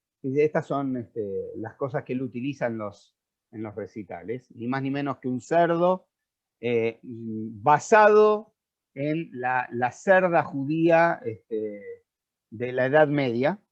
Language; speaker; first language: Spanish; native; Spanish